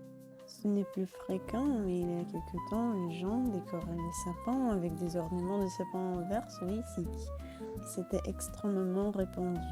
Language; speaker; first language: French; non-native, fluent; Russian